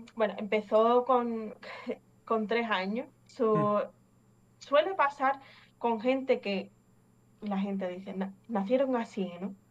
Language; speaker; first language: Spanish; early bilingual, other home language; English